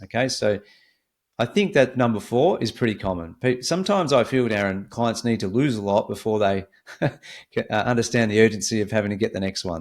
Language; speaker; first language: English; native; English